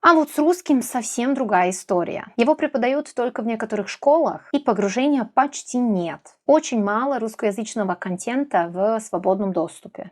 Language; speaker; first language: Russian; non-native, fluent; Serbian